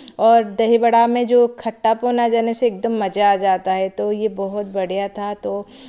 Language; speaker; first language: Hindi; non-native, local second language; Odia